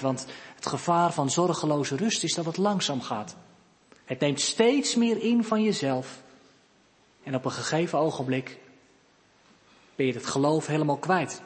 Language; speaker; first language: Dutch; native; Dutch